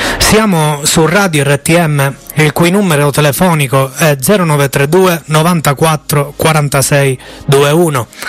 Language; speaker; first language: Italian; native; Italian